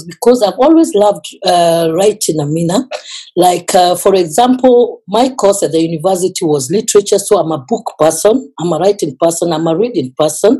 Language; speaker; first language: English; non-native, local second language; Kikuyu